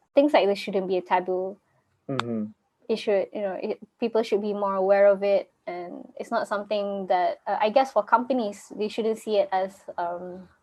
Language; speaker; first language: English; non-native, local second language; Malay